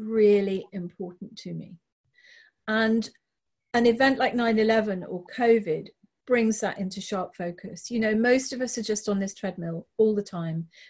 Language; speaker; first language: English; native; English